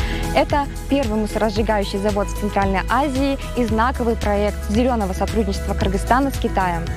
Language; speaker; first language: Russian; non-native, local second language; Kyrgyz